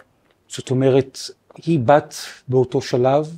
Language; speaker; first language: Hebrew; native; Hebrew